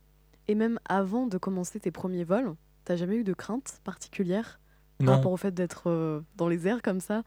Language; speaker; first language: French; native; French